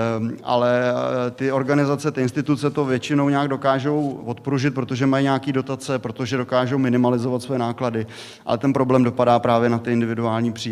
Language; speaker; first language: Czech; native; Czech